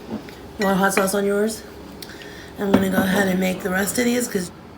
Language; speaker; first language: English; native; English